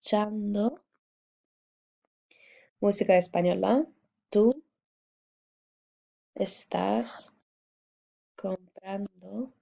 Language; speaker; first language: Spanish; non-native, fluent; English